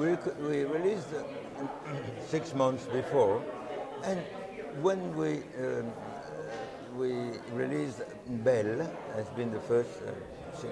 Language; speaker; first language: English; non-native, fluent; Italian